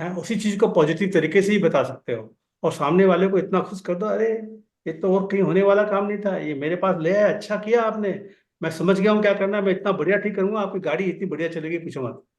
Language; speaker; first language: Hindi; native; Hindi